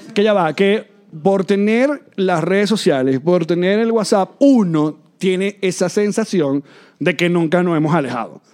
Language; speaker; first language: Spanish; native; Spanish